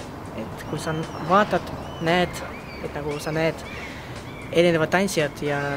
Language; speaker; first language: Estonian; non-native, local second language; Russian